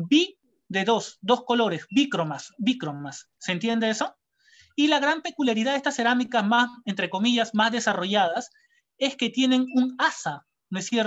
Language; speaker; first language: Spanish; native; Spanish